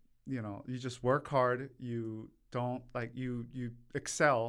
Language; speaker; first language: English; early bilingual, other home language; Korean